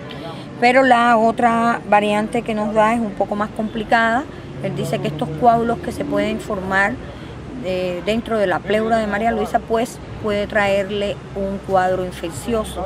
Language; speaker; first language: Spanish; native; Spanish